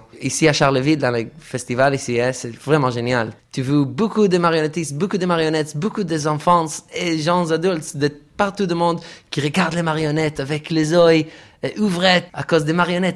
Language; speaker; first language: French; non-native, learner; Hebrew